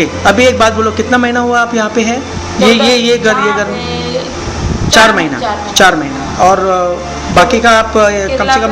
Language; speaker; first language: Hindi; non-native, local second language; Konkani